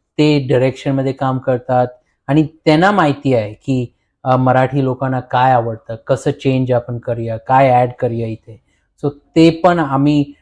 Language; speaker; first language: Marathi; early bilingual, heritage; Marathi